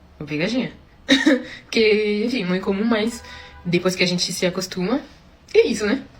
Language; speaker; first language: Portuguese; non-native, fluent; French